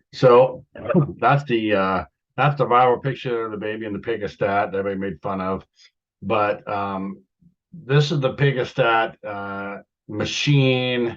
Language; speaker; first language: English; native; English